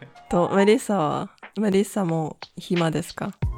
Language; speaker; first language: Japanese; non-native, learner; English